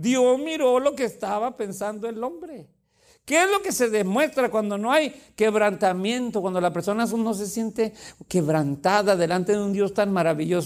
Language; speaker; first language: Spanish; native; Spanish